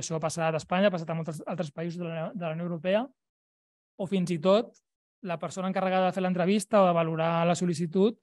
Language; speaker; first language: Catalan; native; Catalan